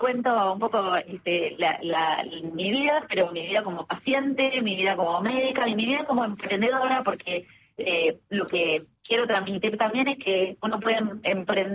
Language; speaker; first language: Spanish; native; Spanish